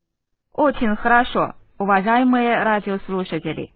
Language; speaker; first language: Russian; non-native, fluent; Chinese